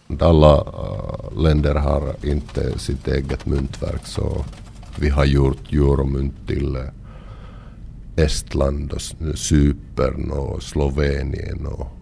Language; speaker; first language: Swedish; non-native, local second language; Finnish